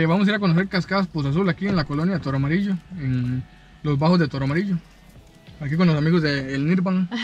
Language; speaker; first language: Spanish; native; Spanish